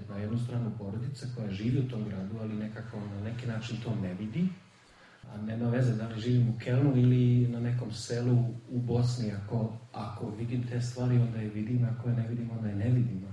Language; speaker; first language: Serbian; early bilingual, heritage; Serbian